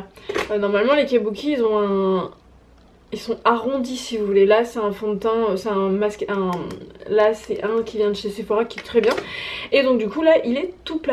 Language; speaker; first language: French; native; French